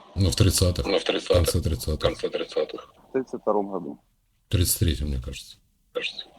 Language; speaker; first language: Russian; native; Russian